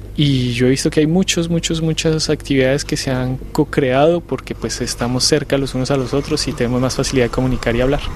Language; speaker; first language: Spanish; native; Spanish